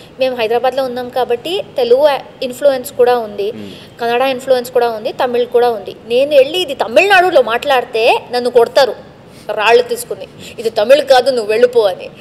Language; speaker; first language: Telugu; non-native, local second language; Tamil